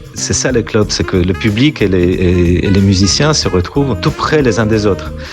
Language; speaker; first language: French; non-native, fluent; Polish